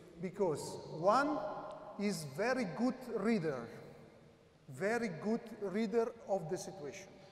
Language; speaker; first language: English; non-native, learner; Italian